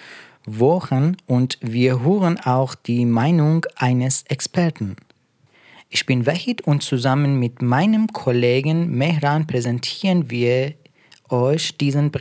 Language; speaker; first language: German; non-native, fluent; Persian